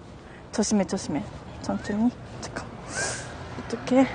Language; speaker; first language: Korean; non-native, learner; Japanese